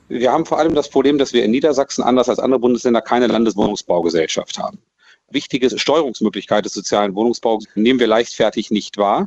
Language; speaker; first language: German; native; German